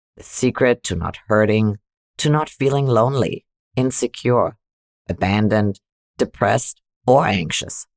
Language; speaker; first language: English; non-native, fluent; German